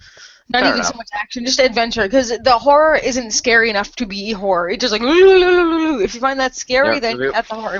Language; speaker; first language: English; native; English